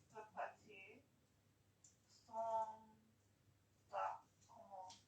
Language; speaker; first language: French; non-native, learner; English